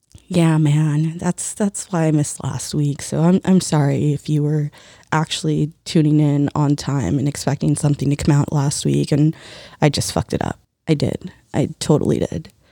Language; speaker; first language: English; early bilingual, other home language; Spanish